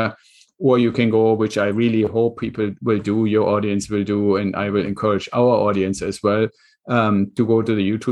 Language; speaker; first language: English; non-native, fluent; German